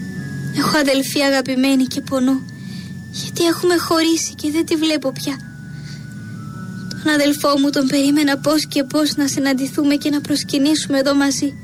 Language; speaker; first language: Greek; native; Greek